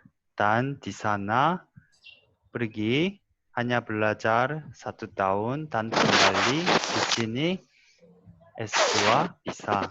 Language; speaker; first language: Indonesian; non-native, learner; Korean